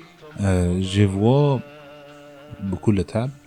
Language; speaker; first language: French; non-native, learner; Persian